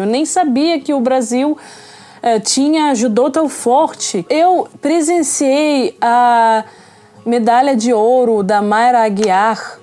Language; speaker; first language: Portuguese; non-native, fluent; Russian